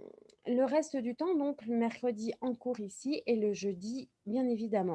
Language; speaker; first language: French; native; French